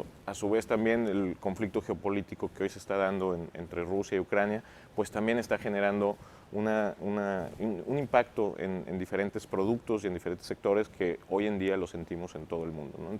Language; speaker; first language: Spanish; native; Spanish